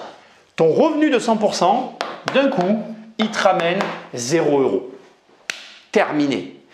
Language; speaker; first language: French; native; French